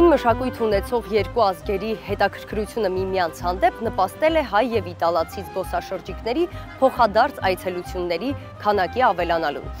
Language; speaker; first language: Armenian; native; Armenian